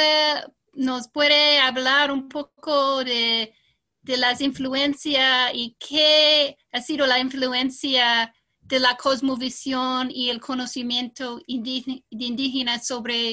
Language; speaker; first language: Spanish; non-native, fluent; English